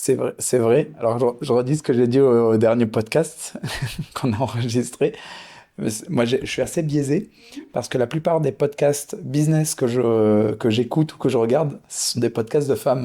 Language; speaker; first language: French; native; French